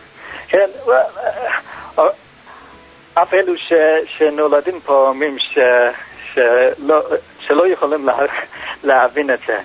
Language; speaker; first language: Hebrew; non-native, fluent; English